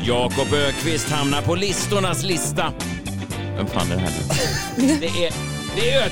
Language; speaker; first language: Swedish; native; Swedish